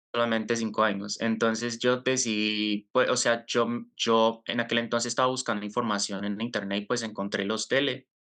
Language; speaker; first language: Spanish; non-native, fluent; Portuguese